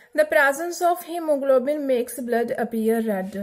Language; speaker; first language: English; non-native, local second language; Punjabi